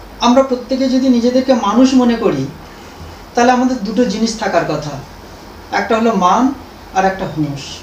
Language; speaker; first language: Bangla; native; Bangla